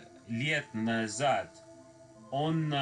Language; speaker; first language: Russian; non-native, learner; English